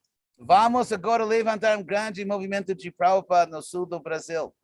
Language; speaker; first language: Portuguese; non-native, fluent; English